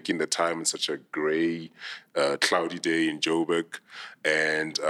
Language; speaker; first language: English; non-native, local second language; Southern Sotho